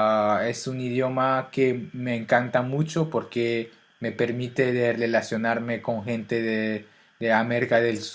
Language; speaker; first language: Spanish; non-native, fluent; French